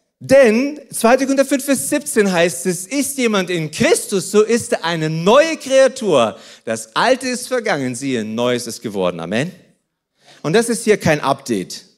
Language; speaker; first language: German; early bilingual, other home language; Russian